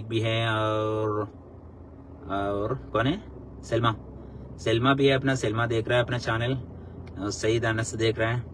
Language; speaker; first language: Hindi; non-native, local second language; Malayalam